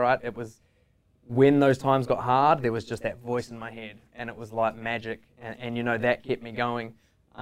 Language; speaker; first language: English; native; English